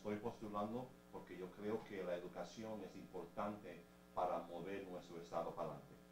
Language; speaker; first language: Spanish; early bilingual, heritage; English